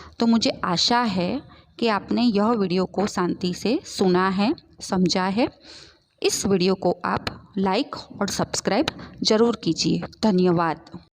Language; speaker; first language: Hindi; non-native, local second language; Gujarati